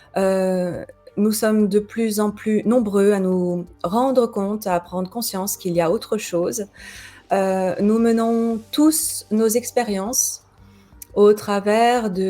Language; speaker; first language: French; native; French